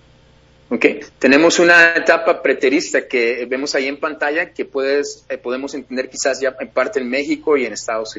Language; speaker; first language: Spanish; native; Spanish